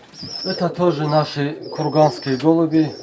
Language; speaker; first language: Russian; non-native, local second language; Tajik